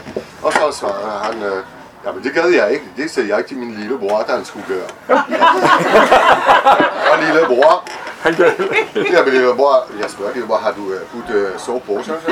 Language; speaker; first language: Danish; non-native, fluent; French